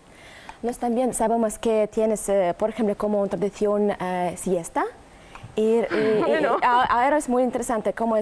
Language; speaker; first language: Spanish; non-native, learner; Russian